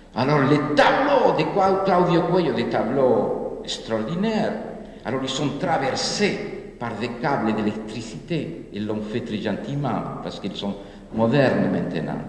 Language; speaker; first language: French; non-native, fluent; Spanish